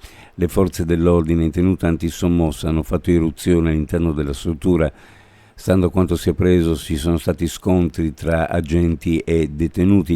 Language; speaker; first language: Italian; native; Italian